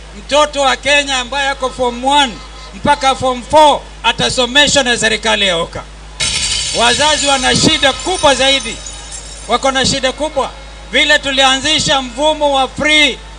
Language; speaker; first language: Swahili; non-native, local second language; Kamba